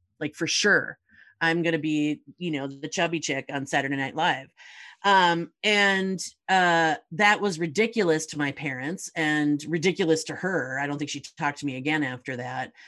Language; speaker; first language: English; native; English